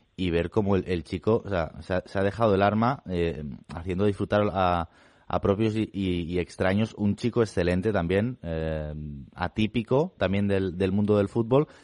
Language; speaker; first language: Spanish; non-native, local second language; Catalan